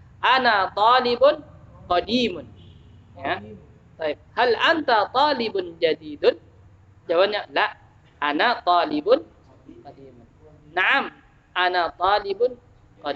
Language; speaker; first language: Arabic; non-native, fluent; Indonesian